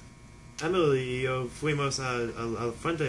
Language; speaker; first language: Spanish; non-native, learner; English